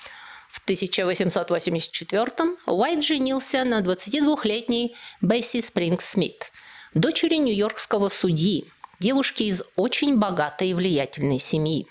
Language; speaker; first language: Russian; native; Russian